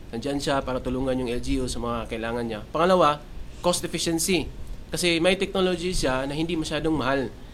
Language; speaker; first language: Filipino; non-native, local second language; Cebuano